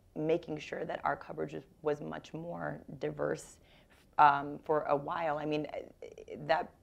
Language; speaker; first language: English; native; English